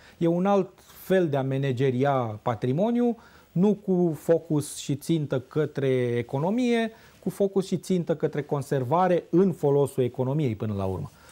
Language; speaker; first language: Romanian; native; Romanian